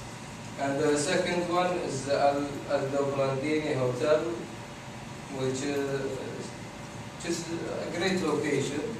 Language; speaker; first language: English; non-native, fluent; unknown